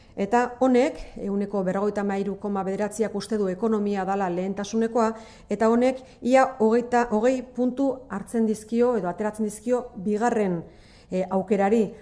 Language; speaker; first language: Basque; native; Basque